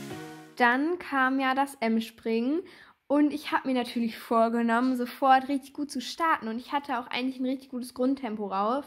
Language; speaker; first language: German; native; German